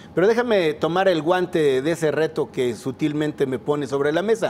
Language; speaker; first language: Spanish; native; Spanish